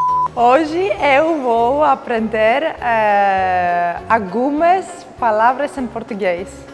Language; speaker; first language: Portuguese; non-native, learner; Greek